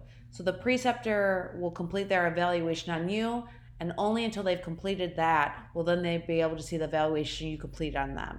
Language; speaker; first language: English; native; English